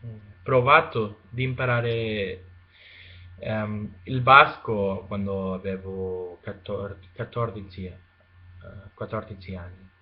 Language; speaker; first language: Italian; non-native, learner; Spanish